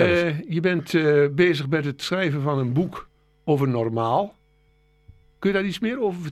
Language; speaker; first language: Dutch; native; Dutch